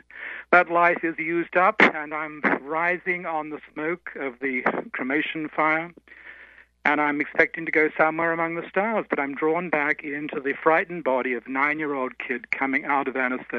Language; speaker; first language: English; native; English